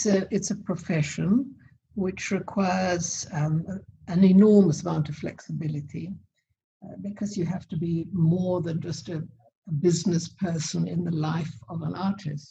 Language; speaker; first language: English; native; English